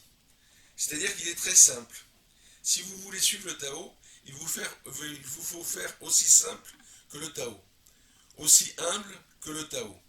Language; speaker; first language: French; native; French